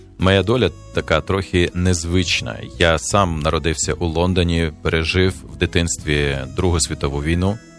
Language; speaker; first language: Ukrainian; native; Ukrainian